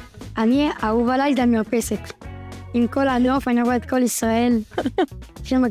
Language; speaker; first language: Hebrew; non-native, learner; French